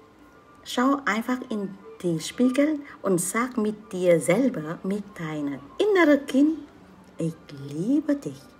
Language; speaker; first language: German; non-native, learner; Vietnamese